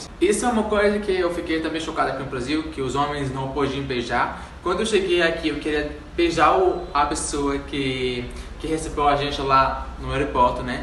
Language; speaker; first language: Portuguese; non-native, fluent; Arabic